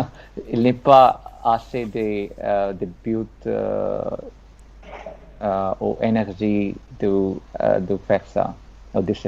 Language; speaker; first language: French; non-native, learner; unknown